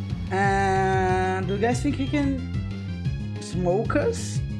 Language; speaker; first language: English; non-native, fluent; Portuguese